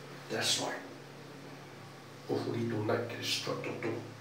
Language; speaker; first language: English; non-native, local second language; Chinese